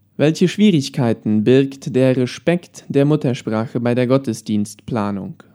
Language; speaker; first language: German; early bilingual, heritage; Plautdietsch